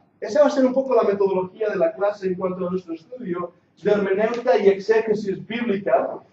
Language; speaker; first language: Spanish; non-native, fluent; English